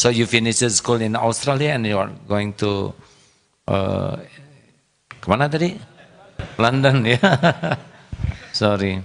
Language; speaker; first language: English; non-native, learner; Indonesian